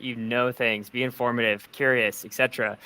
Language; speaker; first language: English; native; English